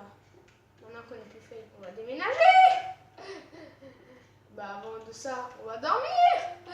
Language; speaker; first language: French; native; French